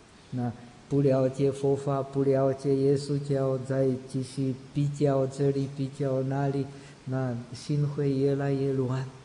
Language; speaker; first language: Chinese; non-native, fluent; Czech